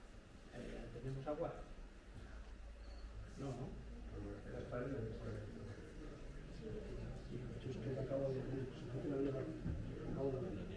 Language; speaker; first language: Spanish; native; Spanish